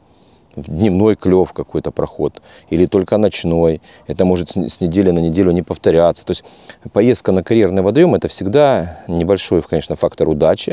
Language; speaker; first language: Russian; native; Russian